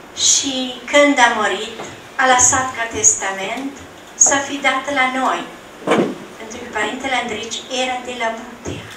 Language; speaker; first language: Romanian; non-native, learner; Italian